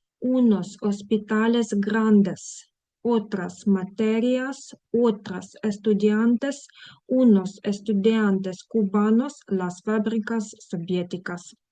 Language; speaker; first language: Spanish; non-native, fluent; Ukrainian